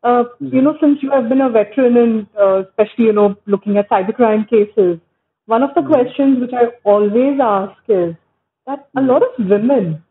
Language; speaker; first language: English; non-native, local second language; Hindi